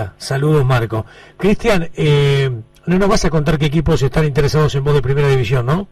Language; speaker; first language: Spanish; native; Spanish